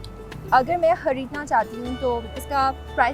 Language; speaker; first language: Hindi; non-native, fluent; Chinese